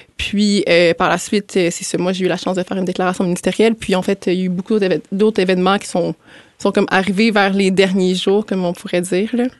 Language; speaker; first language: French; native; French